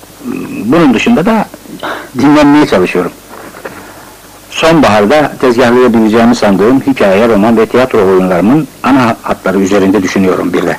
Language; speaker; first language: Turkish; native; Turkish